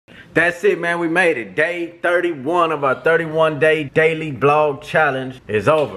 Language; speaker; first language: English; native; English